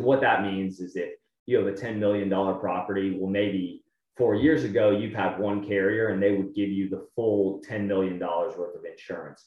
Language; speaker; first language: English; native; English